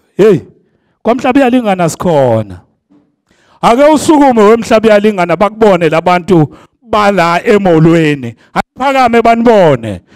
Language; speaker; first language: Zulu; non-native, local second language; Xhosa